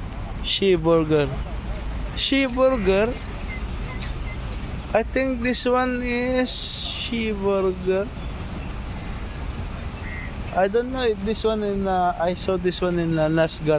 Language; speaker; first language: English; non-native, local second language; Filipino